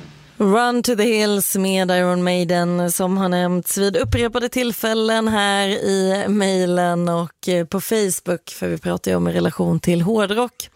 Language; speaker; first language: Swedish; native; Swedish